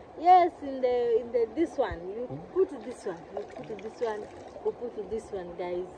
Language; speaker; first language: English; non-native, learner; Swahili